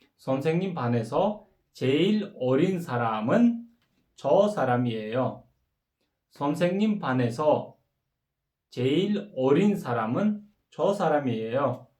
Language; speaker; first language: Korean; non-native, fluent; Kyrgyz